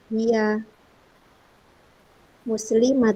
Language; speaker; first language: Arabic; non-native, learner; Indonesian